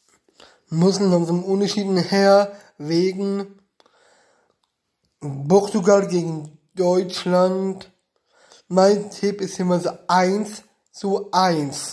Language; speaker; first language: German; non-native, learner; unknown